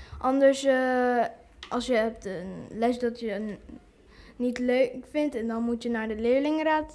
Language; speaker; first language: Dutch; early bilingual, other home language; English